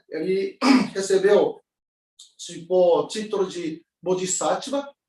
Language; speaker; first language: Portuguese; non-native, learner; Japanese